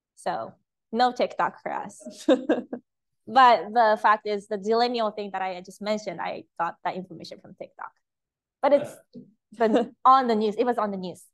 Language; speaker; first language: English; early bilingual, other home language; Japanese